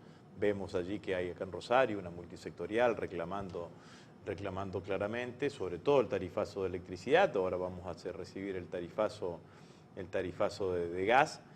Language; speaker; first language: Spanish; native; Spanish